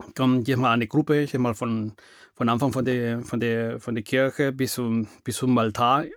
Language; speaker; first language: German; non-native, fluent; Spanish